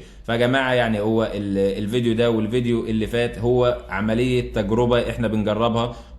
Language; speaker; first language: Arabic; native; Arabic